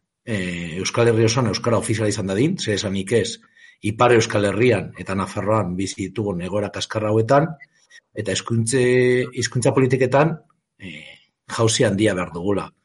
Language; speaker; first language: Basque; native; Basque